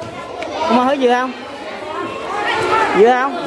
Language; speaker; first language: Vietnamese; native; Vietnamese